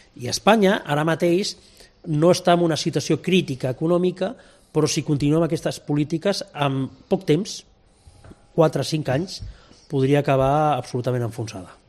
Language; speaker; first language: Catalan; non-native, local second language; Spanish